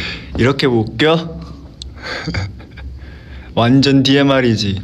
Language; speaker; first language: Korean; non-native, fluent; Chinese